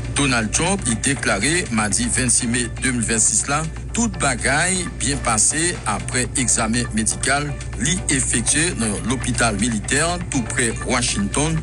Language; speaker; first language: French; non-native, local second language; Haitian Creole